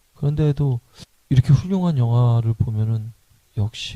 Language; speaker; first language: Korean; native; Korean